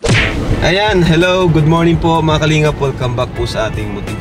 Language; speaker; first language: Filipino; native; Filipino